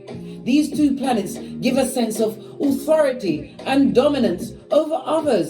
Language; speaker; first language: English; native; English